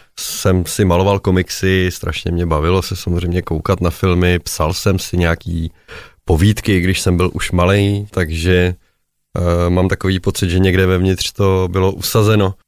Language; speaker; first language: Czech; native; Czech